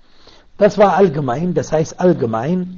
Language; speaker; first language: German; non-native, learner; Arabic